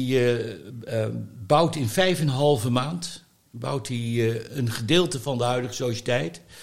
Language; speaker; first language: Dutch; native; Dutch